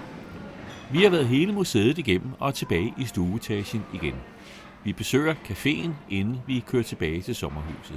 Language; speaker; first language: Danish; native; Danish